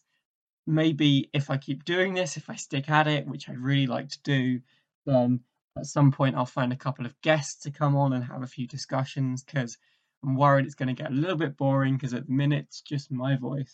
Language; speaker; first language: English; native; English